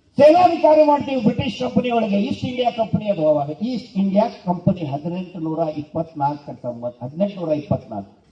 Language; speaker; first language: Kannada; native; Kannada